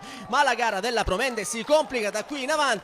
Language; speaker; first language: Italian; native; Italian